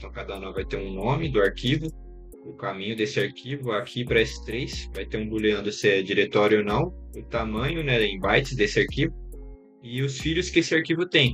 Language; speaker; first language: Portuguese; native; Portuguese